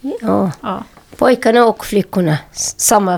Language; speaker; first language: Swedish; non-native, learner; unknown